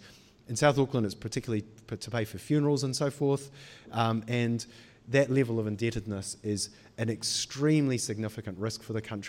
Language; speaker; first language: English; native; English